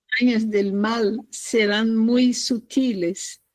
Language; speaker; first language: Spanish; non-native, fluent; Portuguese